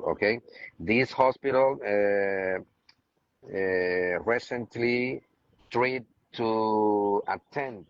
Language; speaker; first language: English; non-native, learner; Spanish